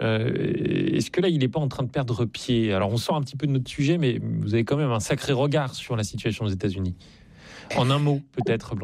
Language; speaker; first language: French; native; French